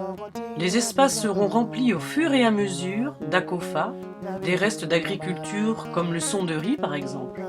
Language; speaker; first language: French; native; French